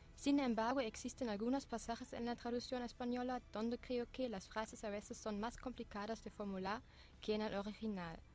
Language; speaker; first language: Spanish; non-native, fluent; German